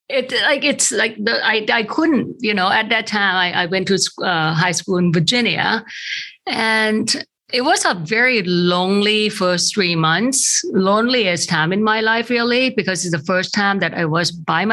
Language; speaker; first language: English; non-native, fluent; Thai